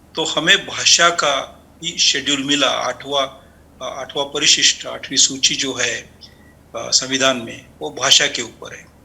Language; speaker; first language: Hindi; non-native, local second language; Marathi